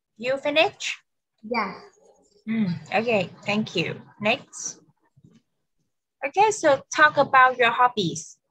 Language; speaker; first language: English; non-native, fluent; Vietnamese